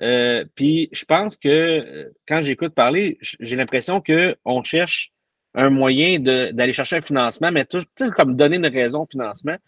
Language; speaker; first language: French; native; French